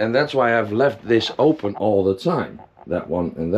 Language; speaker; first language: English; non-native, fluent; Dutch